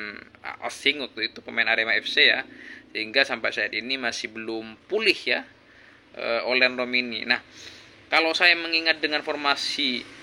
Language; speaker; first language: Indonesian; native; Indonesian